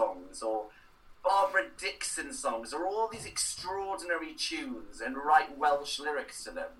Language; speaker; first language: English; non-native, local second language; Welsh